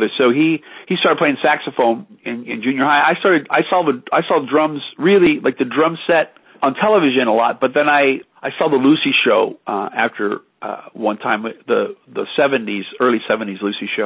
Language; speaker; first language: English; native; English